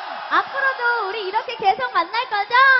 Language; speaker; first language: Korean; native; Korean